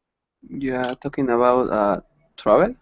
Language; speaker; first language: English; non-native, learner; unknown